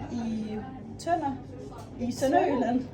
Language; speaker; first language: Danish; native; Danish